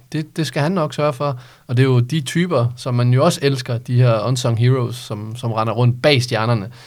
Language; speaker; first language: Danish; native; Danish